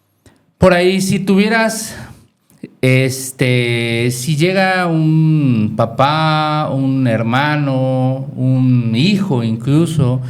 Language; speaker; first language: Spanish; native; Spanish